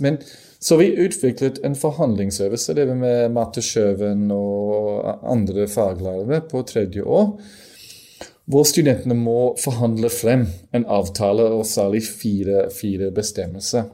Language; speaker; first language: Norwegian; non-native, fluent; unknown